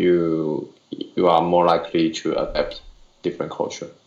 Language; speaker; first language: English; non-native, learner; Chinese